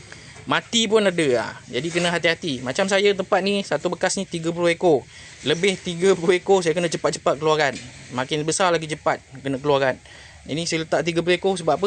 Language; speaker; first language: Malay; native; Malay